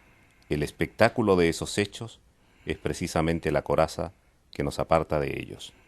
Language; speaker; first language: Spanish; native; Spanish